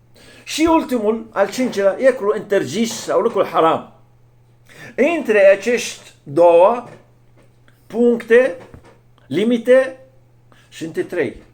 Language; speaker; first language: Romanian; non-native, fluent; Arabic